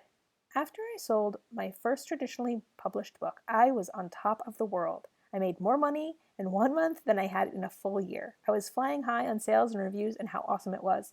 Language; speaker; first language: English; native; English